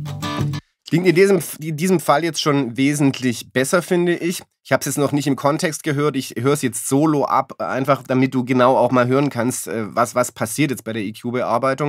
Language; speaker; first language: German; native; German